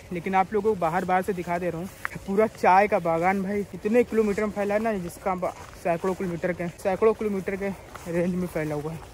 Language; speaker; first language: Hindi; native; Hindi